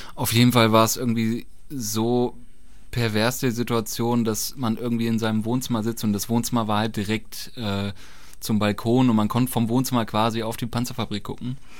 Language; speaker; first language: German; native; German